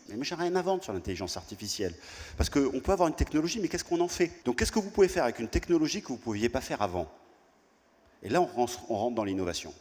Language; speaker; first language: French; native; French